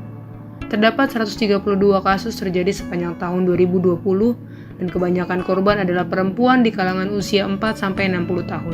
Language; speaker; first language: Indonesian; native; Indonesian